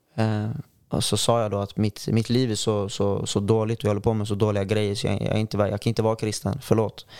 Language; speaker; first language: Swedish; native; Swedish